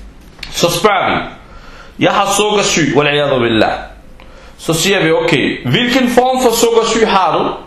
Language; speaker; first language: Danish; non-native, fluent; Arabic